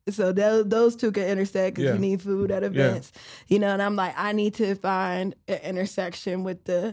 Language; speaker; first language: English; native; English